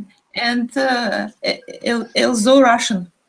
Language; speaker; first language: English; non-native, learner; Russian